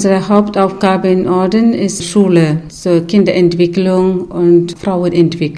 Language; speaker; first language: German; non-native, learner; Malayalam